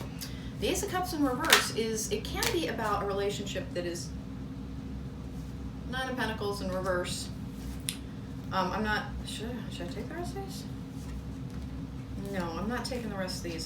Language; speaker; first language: English; native; English